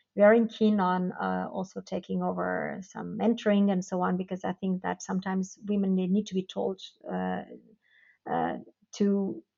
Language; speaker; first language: English; non-native, fluent; Portuguese